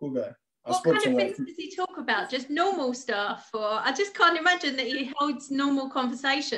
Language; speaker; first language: English; native; English